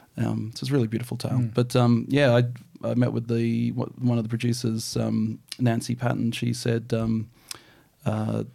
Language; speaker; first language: English; native; English